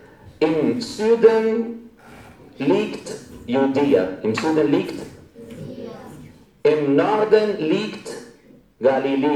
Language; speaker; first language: German; non-native, fluent; Arabic